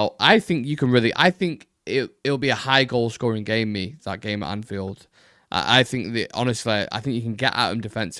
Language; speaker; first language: English; native; English